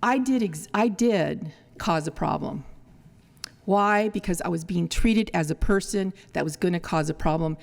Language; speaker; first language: English; early bilingual, other home language; Spanish